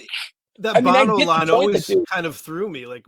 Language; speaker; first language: English; native; English